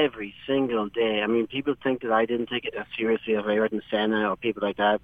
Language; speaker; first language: English; native; English